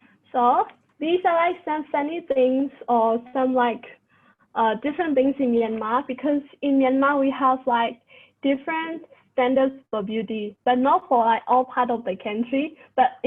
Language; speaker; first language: English; non-native, fluent; Burmese